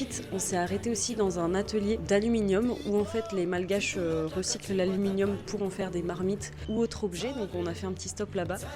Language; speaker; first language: French; native; French